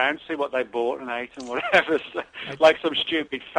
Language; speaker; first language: English; native; English